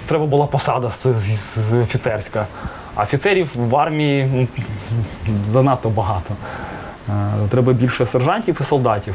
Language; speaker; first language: Ukrainian; non-native, local second language; Russian